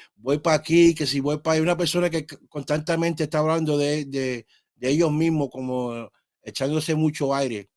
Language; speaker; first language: Spanish; early bilingual, heritage; Spanish